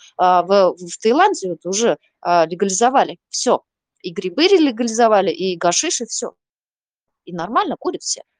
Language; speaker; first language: Russian; non-native, local second language; Uzbek